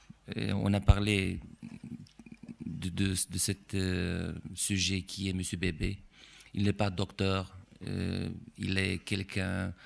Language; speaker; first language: French; non-native, fluent; Romanian